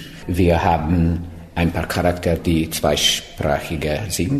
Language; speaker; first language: German; non-native, local second language; Hungarian